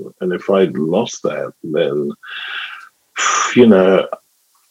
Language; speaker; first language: English; native; English